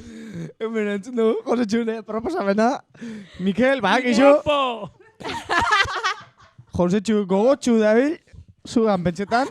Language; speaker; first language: Basque; native; Basque